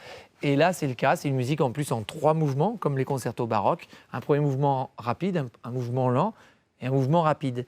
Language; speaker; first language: French; native; French